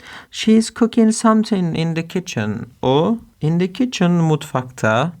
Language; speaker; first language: English; non-native, fluent; Turkish